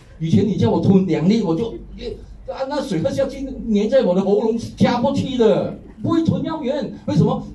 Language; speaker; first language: Chinese; non-native, local second language; Hakka Chinese